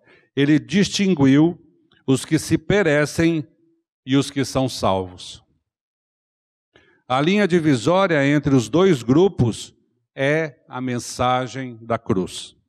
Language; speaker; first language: Portuguese; native; Portuguese